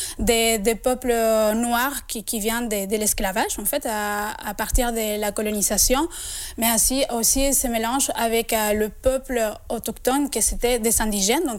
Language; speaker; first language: French; non-native, fluent; Spanish